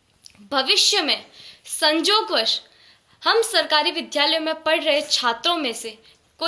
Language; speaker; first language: Hindi; native; Hindi